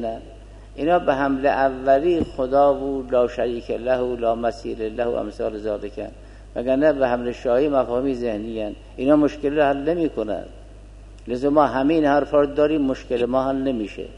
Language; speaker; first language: Persian; native; Persian